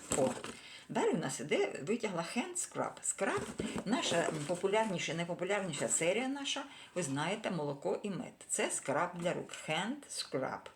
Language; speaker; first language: Ukrainian; non-native, local second language; Russian